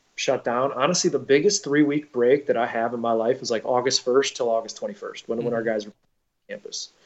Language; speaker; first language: English; native; English